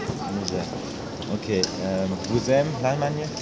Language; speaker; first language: French; non-native, learner; German